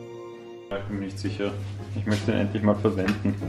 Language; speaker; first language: German; native; German